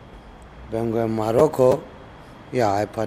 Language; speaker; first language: Spanish; non-native, learner; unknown